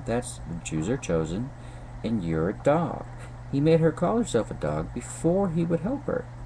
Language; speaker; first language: English; native; English